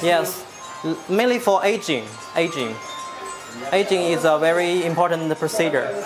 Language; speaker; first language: English; non-native, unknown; Chinese